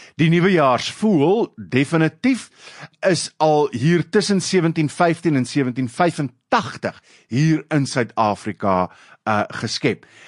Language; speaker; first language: Afrikaans; native; Afrikaans